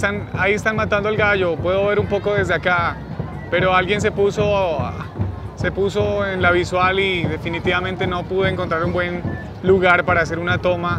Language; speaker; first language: Spanish; native; Spanish